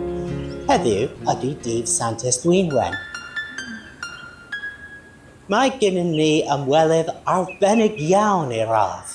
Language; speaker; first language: Welsh; non-native, learner; English